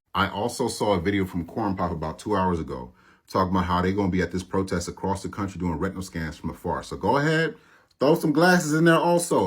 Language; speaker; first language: English; native; English